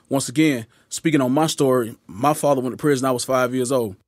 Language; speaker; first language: English; native; English